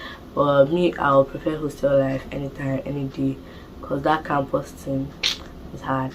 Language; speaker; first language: English; non-native, local second language; Igbo